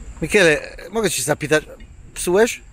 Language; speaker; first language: Polish; non-native, learner; Italian